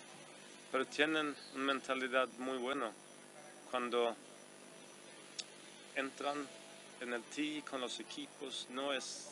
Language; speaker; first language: Spanish; non-native, fluent; Swedish